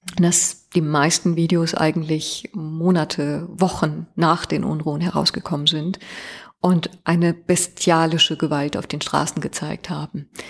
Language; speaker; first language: German; early bilingual, other home language; Persian